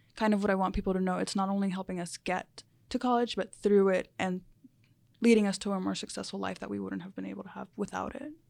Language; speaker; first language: English; early bilingual, other home language; Spanish